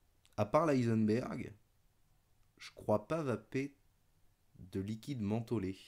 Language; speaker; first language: French; native; French